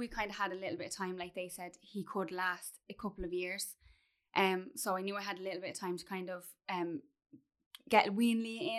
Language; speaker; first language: English; native; English